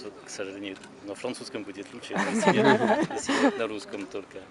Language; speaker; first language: Russian; non-native, learner; French